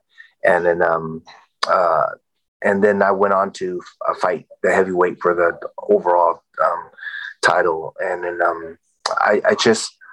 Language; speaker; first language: English; native; English